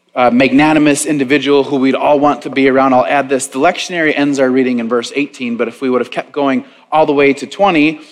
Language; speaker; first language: English; native; English